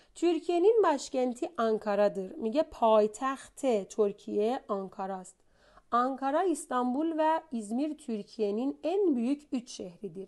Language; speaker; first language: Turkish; non-native, fluent; Persian